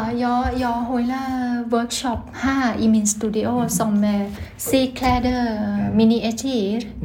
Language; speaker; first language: Swedish; non-native, learner; Thai